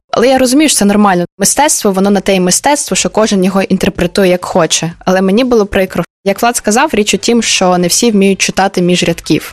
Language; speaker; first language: Ukrainian; native; Ukrainian